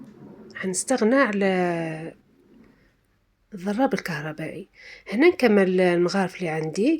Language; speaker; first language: Arabic; native; Arabic